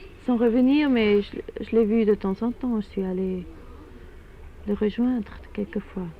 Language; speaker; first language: French; non-native, fluent; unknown